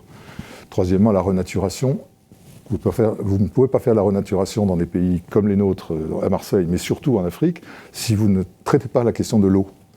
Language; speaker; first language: French; native; French